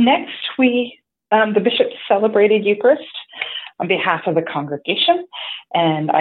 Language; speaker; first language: English; native; English